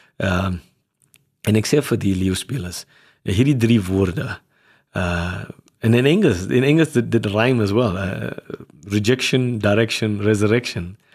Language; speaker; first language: Afrikaans; non-native, local second language; English